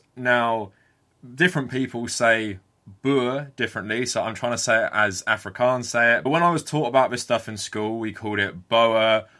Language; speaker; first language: English; native; English